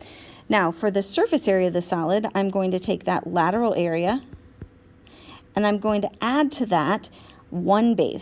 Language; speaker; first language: English; native; English